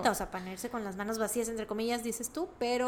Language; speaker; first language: Spanish; native; Spanish